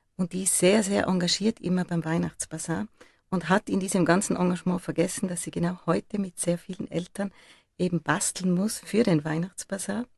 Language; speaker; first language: German; native; German